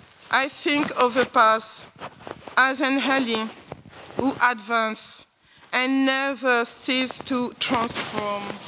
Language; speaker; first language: English; non-native, learner; French